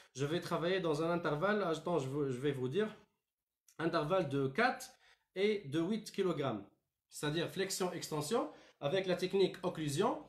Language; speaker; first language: French; non-native, local second language; Arabic